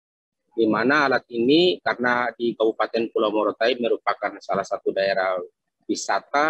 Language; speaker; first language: Indonesian; native; Indonesian